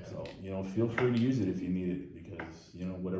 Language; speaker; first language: English; native; English